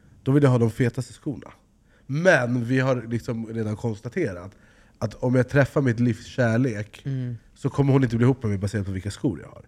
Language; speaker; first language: Swedish; native; Swedish